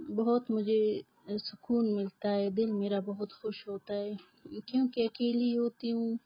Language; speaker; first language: Urdu; non-native, local second language; Baluchi